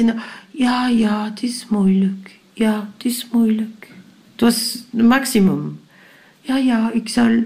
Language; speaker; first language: Dutch; non-native, local second language; French